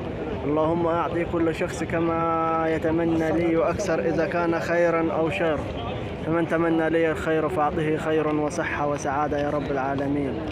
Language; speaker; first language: Arabic; native; Arabic